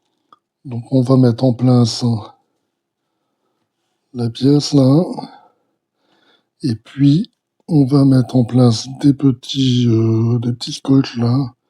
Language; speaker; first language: French; native; French